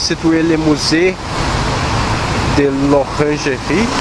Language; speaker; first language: French; non-native, learner; Portuguese